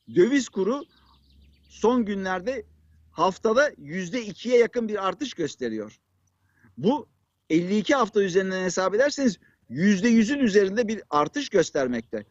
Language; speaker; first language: Turkish; native; Turkish